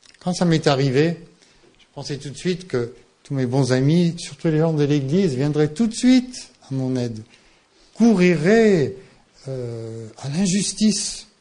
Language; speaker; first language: French; non-native, fluent; English